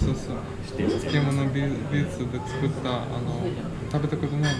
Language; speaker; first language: Japanese; non-native, fluent; Latvian